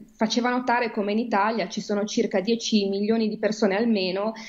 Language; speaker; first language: Italian; native; Italian